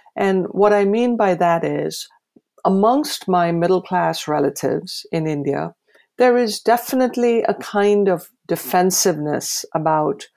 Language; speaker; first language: English; non-native, local second language; Gujarati